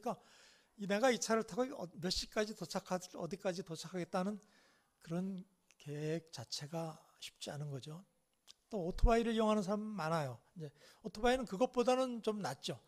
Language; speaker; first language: Korean; native; Korean